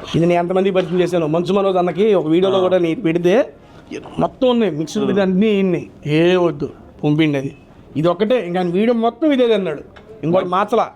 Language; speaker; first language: Telugu; native; Telugu